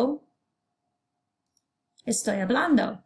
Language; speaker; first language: Spanish; non-native, fluent; English